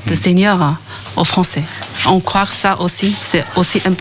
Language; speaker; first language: French; non-native, fluent; Chinese